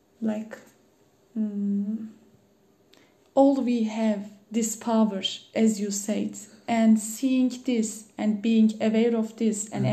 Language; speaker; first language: English; non-native, learner; Turkish